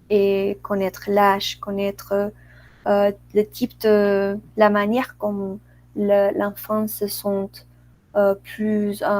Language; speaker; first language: French; non-native, learner; Spanish